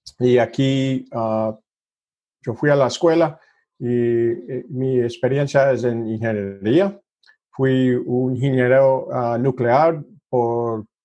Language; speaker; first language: Spanish; early bilingual, heritage; English